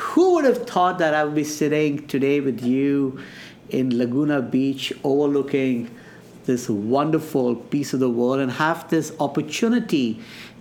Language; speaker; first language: English; non-native, local second language; Hindi